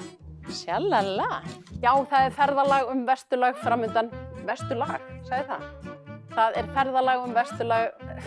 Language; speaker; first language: Icelandic; native; Icelandic